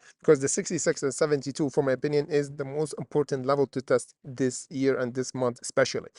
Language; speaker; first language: English; non-native, fluent; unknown